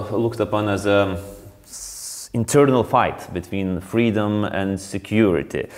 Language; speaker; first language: English; non-native, fluent; Lithuanian